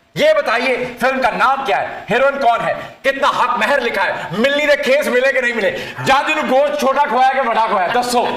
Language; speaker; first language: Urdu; non-native, local second language; Punjabi